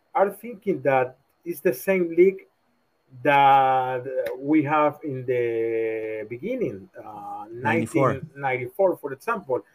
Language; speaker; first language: English; non-native, learner; Spanish